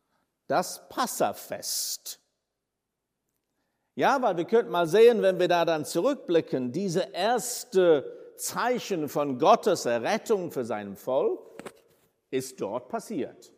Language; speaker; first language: German; non-native, fluent; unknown